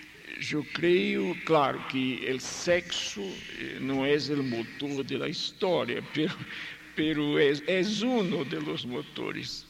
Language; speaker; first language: Spanish; non-native, fluent; Portuguese